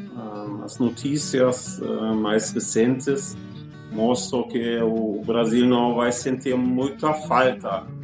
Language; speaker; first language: Portuguese; non-native, fluent; German